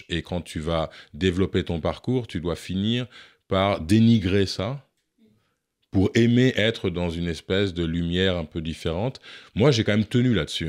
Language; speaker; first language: French; native; French